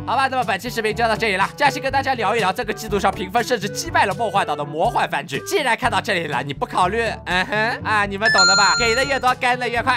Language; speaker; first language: Chinese; native; Chinese